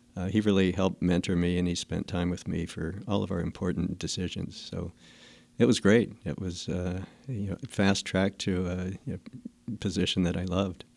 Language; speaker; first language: English; native; English